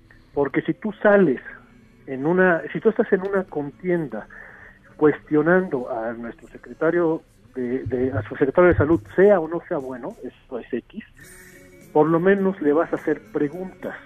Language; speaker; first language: Spanish; native; Spanish